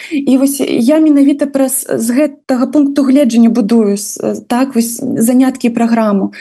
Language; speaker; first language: Belarusian; non-native, local second language; Russian